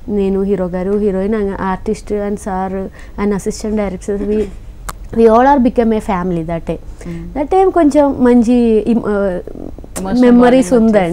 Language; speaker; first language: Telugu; non-native, learner; Malayalam